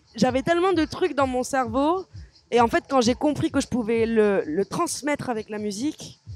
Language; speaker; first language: French; native; French